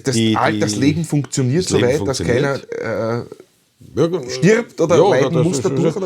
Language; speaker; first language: German; native; German